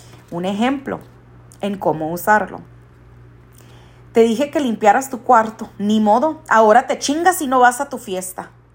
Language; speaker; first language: Spanish; early bilingual, other home language; English